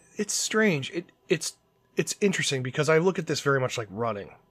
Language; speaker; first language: English; native; English